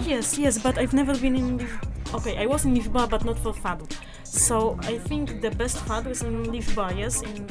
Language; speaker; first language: English; non-native, learner; Polish